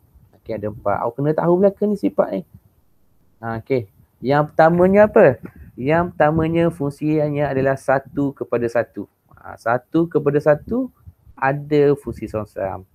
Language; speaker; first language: Malay; native; Malay